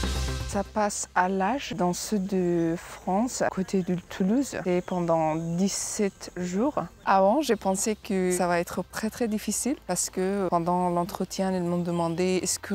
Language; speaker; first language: French; non-native, fluent; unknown